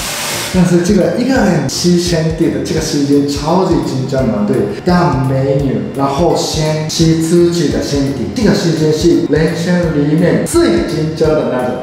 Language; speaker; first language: Chinese; non-native, fluent; Japanese